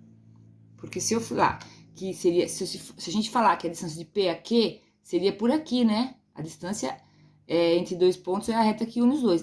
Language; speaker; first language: Portuguese; native; Portuguese